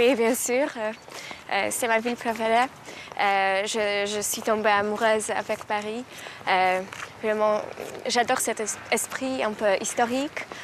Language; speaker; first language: French; non-native, fluent; Polish